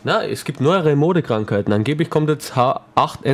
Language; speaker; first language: German; native; German